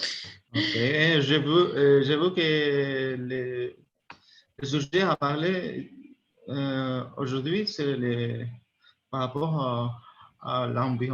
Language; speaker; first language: French; non-native, learner; Spanish